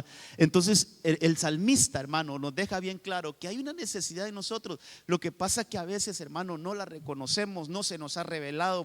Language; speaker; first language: Spanish; native; Spanish